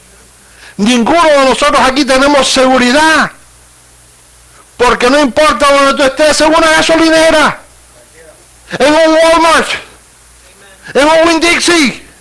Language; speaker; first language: Spanish; native; Spanish